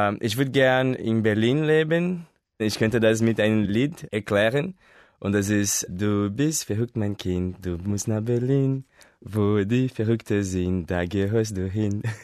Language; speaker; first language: German; non-native, learner; Portuguese